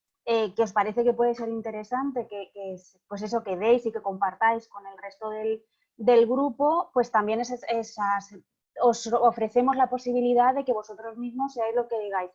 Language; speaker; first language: Spanish; native; Spanish